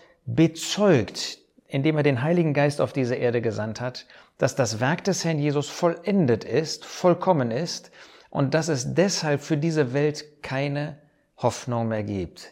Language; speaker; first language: German; native; German